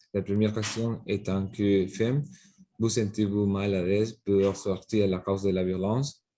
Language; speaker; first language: French; non-native, learner; Spanish